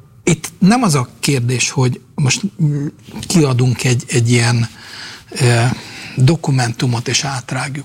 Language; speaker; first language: Hungarian; native; Hungarian